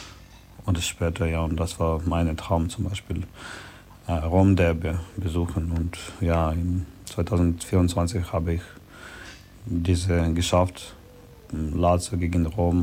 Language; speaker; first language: German; non-native, learner; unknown